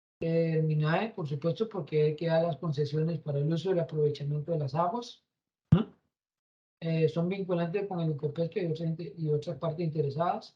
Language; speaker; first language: Spanish; native; Spanish